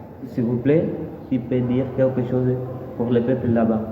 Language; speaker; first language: French; non-native, learner; Portuguese